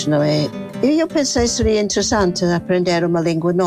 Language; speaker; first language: Portuguese; non-native, fluent; English